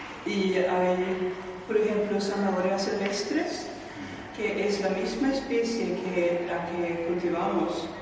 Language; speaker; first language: Spanish; non-native, fluent; Swedish